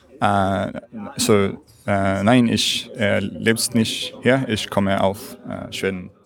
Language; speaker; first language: German; non-native, learner; Swedish